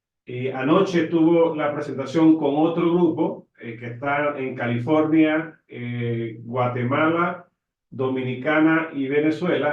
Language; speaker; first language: Spanish; native; Spanish